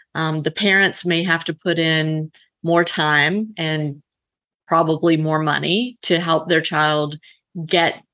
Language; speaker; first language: English; native; English